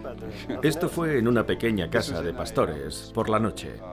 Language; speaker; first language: Spanish; native; Spanish